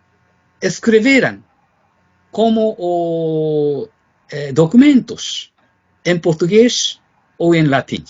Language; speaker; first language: Portuguese; non-native, fluent; Japanese